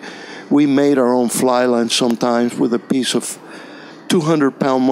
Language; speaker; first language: English; non-native, fluent; Spanish